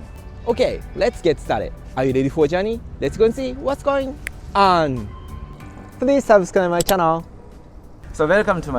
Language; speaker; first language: English; non-native, learner; Japanese